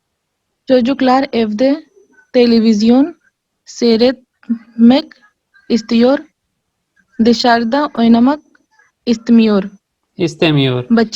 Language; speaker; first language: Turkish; non-native, learner; Urdu